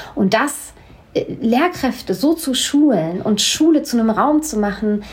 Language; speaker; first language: German; native; German